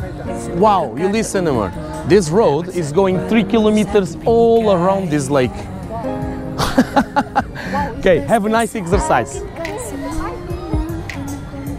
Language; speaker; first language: English; non-native, fluent; Portuguese